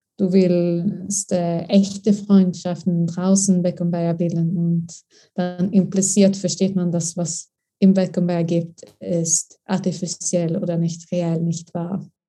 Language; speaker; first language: German; non-native, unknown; Swedish